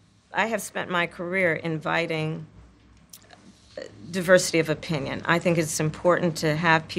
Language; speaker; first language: English; native; English